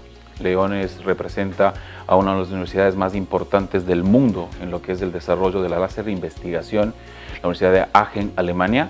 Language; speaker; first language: Spanish; native; Spanish